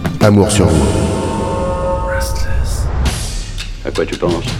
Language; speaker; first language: French; native; French